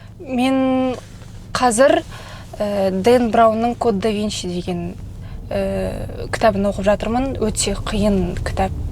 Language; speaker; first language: Kazakh; non-native, local second language; Russian